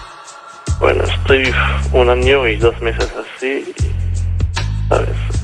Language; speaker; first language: Spanish; non-native, learner; Arabic